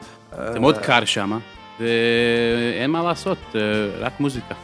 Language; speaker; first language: Hebrew; early bilingual, heritage; English